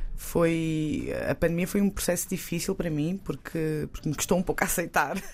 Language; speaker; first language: Portuguese; native; Portuguese